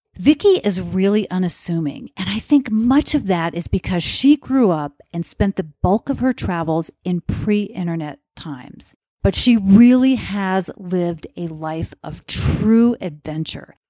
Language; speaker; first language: English; native; English